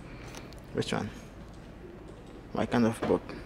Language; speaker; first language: English; non-native, fluent; Portuguese